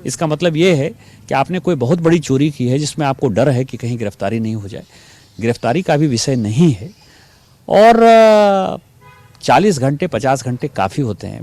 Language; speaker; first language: Hindi; native; Hindi